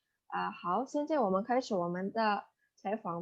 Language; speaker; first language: Chinese; non-native, learner; Indonesian